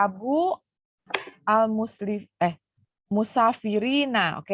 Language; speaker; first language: Arabic; non-native, fluent; Indonesian